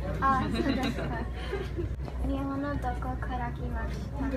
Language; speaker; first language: Japanese; non-native, learner; English